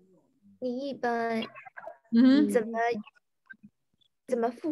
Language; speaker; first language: Chinese; non-native, learner; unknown